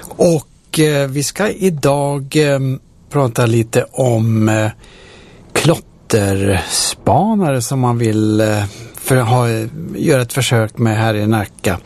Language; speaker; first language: Swedish; native; Swedish